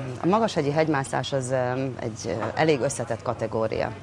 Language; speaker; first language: Hungarian; native; Hungarian